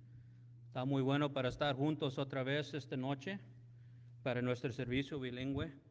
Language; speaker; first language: Spanish; non-native, learner; English